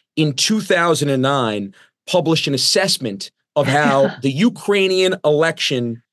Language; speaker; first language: English; native; English